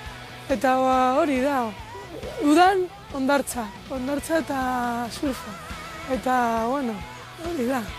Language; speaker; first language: Basque; non-native, local second language; Spanish